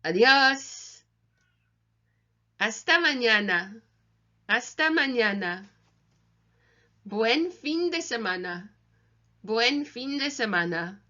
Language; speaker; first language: Spanish; non-native, learner; English